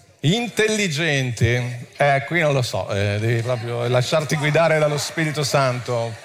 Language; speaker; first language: Italian; non-native, fluent; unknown